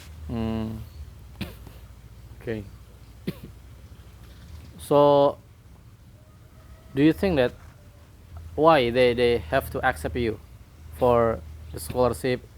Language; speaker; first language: English; non-native, learner; Indonesian